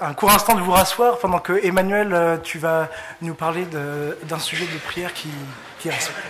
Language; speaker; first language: French; native; French